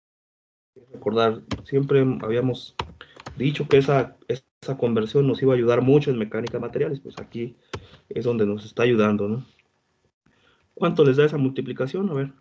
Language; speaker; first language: Spanish; native; Spanish